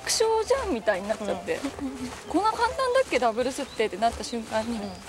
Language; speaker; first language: Japanese; native; Japanese